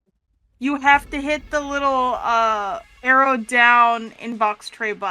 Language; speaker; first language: English; native; English